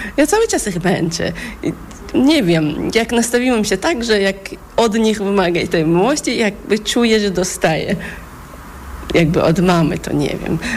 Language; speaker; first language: Polish; non-native, fluent; Chechen